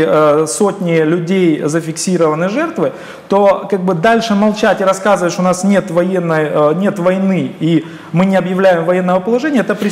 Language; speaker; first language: Russian; native; Russian